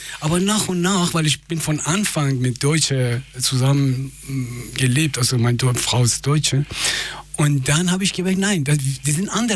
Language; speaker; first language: German; non-native, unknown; Persian